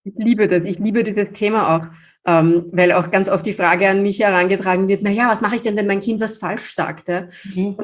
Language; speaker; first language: German; native; German